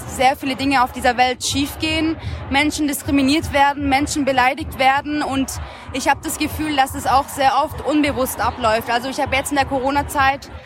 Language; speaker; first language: German; native; German